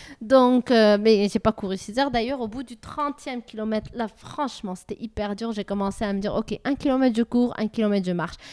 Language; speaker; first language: French; native; French